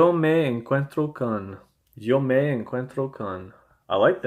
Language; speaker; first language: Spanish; non-native, learner; English